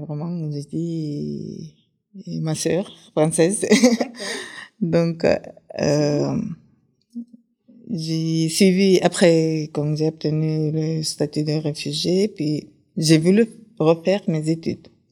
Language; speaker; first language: French; non-native, fluent; Kyrgyz